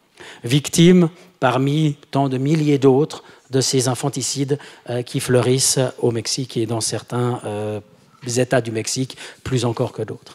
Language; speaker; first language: French; native; French